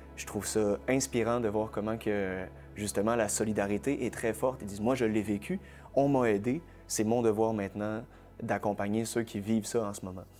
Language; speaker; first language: French; native; French